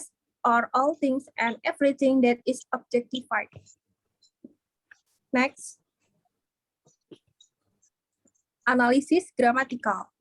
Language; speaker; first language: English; non-native, learner; Indonesian